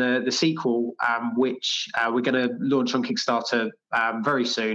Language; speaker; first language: English; native; English